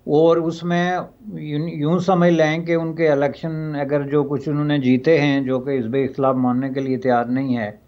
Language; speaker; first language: Urdu; non-native, local second language; Pahari-Potwari